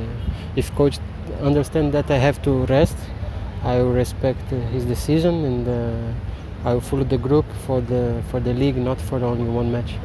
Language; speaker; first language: English; non-native, learner; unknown